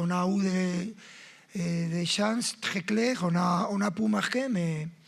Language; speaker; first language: French; non-native, fluent; Spanish